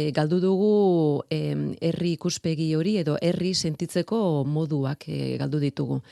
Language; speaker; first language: Basque; native; Basque